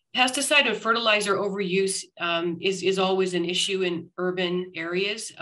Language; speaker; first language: English; native; English